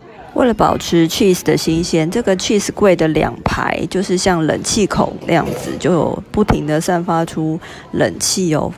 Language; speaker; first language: Chinese; native; Chinese